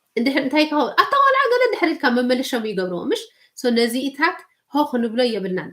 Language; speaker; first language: Tigrinya; early bilingual, heritage; Tigrinya